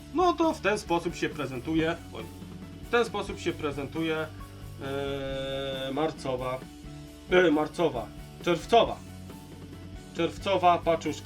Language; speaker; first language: Polish; native; Polish